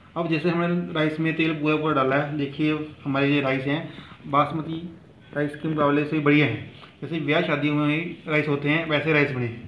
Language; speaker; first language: Hindi; native; Hindi